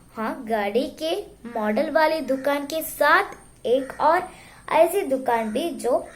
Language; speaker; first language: Hindi; non-native, local second language; Malayalam